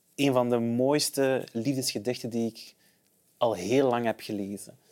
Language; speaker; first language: Dutch; native; Dutch